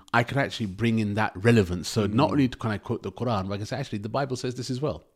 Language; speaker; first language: English; native; English